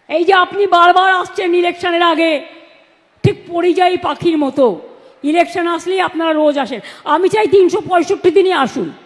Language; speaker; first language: Bangla; native; Bangla